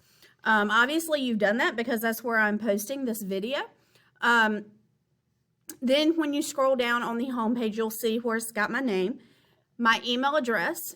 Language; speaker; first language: English; native; English